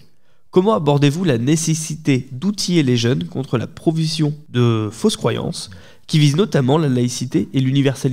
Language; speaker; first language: French; native; French